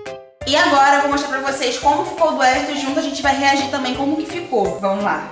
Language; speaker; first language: Portuguese; native; Portuguese